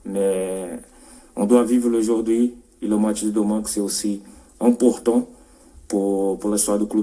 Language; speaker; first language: French; non-native, fluent; Portuguese